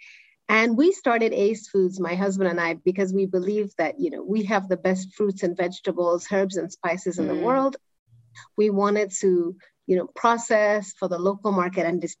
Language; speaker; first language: English; non-native, local second language; Igbo